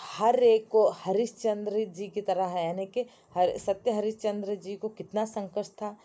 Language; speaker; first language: Hindi; non-native, local second language; Kannada